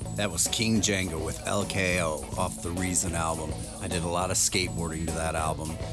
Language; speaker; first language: English; native; English